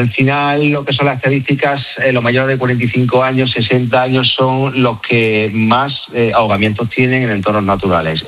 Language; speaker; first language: Spanish; native; Spanish